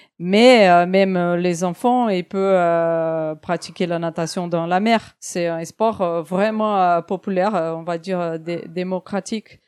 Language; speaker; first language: French; non-native, fluent; Portuguese